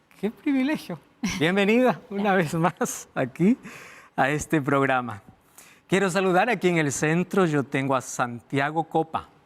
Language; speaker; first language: Spanish; non-native, fluent; Portuguese